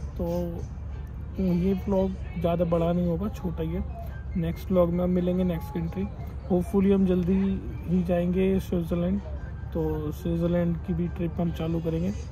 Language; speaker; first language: Hindi; native; Hindi